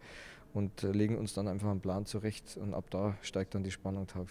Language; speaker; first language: German; native; German